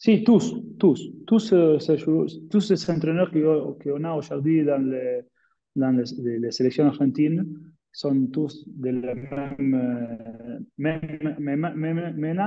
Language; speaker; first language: French; non-native, fluent; Spanish